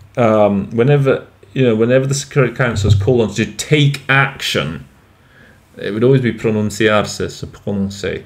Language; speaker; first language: English; native; English